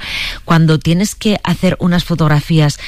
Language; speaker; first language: Spanish; native; Spanish